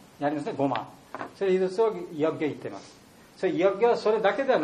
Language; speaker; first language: Japanese; non-native, learner; Bangla